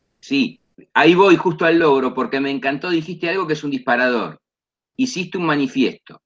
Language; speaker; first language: Spanish; native; Spanish